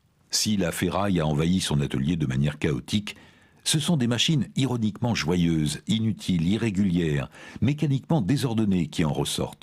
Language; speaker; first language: French; native; French